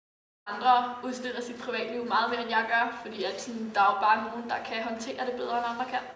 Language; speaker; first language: Danish; native; Danish